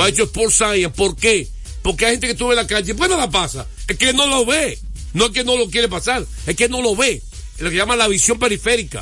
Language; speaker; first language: Spanish; native; Spanish